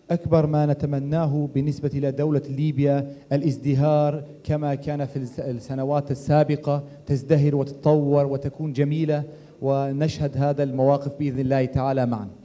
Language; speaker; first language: Arabic; non-native, fluent; Turkish